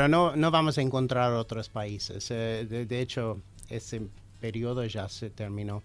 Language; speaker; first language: Spanish; non-native, fluent; English